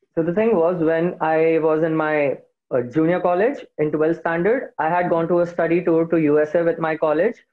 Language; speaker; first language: English; non-native, local second language; Hindi